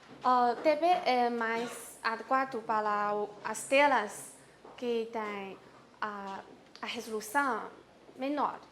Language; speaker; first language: Portuguese; non-native, learner; Chinese